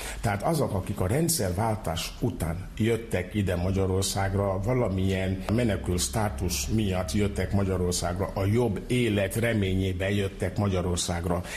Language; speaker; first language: Hungarian; non-native, fluent; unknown